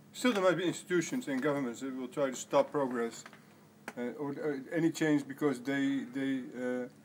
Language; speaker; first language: English; non-native, fluent; Dutch